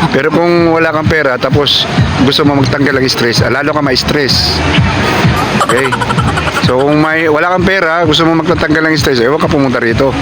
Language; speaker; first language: Filipino; non-native, local second language; Cebuano